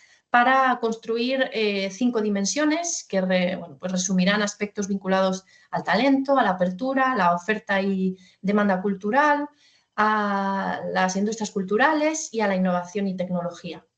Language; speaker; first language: Spanish; native; Spanish